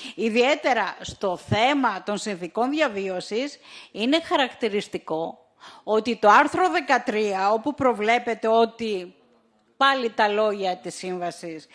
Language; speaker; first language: Greek; native; Greek